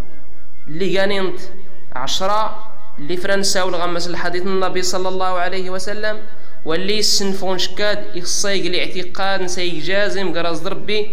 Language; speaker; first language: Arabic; non-native, local second language; Tachelhit